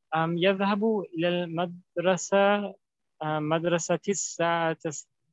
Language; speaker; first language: Arabic; non-native, learner; German